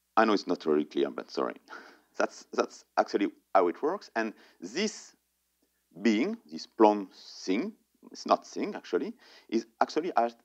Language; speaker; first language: English; non-native, fluent; French